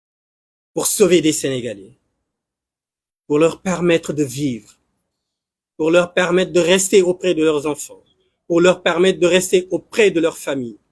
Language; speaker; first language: French; non-native, local second language; Wolof